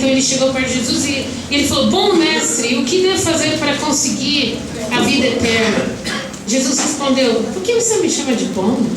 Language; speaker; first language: Portuguese; native; Portuguese